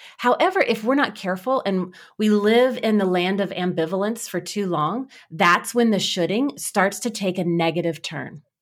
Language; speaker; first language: English; native; English